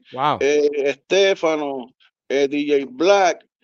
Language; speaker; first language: Spanish; native; Spanish